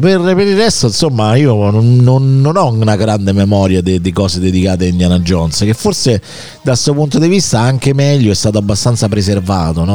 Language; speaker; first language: Italian; native; Italian